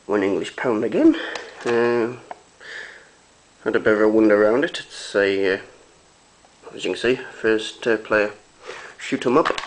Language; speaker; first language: English; native; English